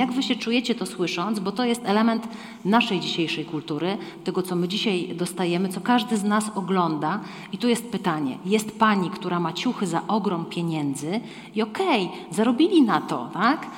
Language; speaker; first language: Polish; native; Polish